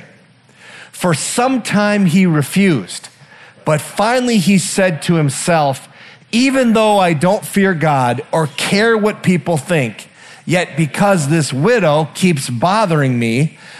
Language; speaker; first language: English; native; English